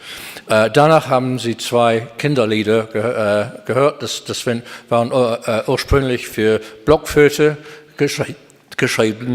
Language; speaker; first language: German; non-native, fluent; English